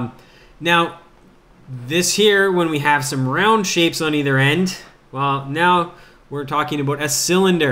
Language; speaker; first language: English; native; English